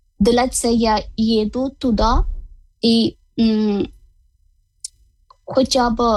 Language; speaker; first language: Ukrainian; non-native, learner; Malayalam